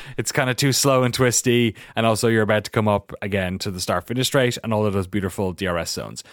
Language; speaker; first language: English; native; English